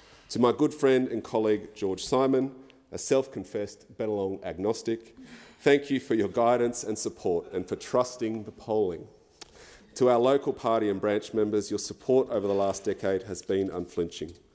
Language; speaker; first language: English; early bilingual, other home language; French